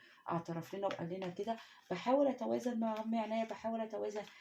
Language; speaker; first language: Arabic; native; Arabic